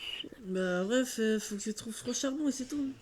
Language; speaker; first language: French; native; French